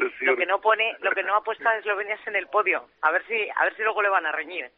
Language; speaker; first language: Spanish; native; Spanish